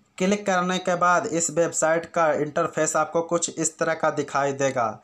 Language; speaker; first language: Hindi; native; Hindi